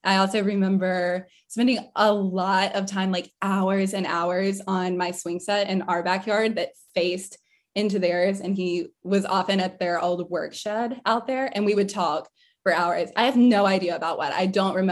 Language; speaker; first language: English; native; English